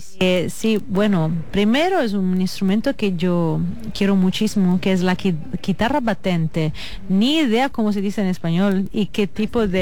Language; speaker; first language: Spanish; non-native, fluent; Italian